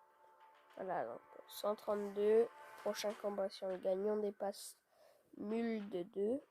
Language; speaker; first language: French; native; French